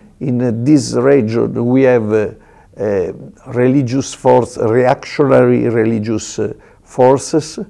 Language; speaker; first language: English; non-native, learner; Italian